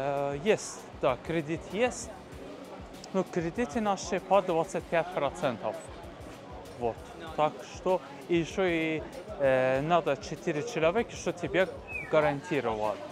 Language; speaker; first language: Russian; non-native, fluent; Persian